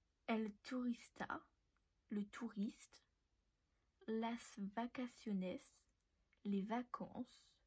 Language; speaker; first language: French; native; French